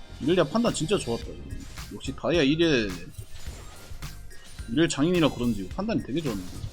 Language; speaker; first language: Korean; native; Korean